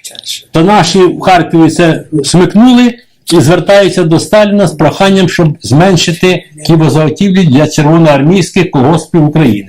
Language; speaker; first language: Ukrainian; native; Ukrainian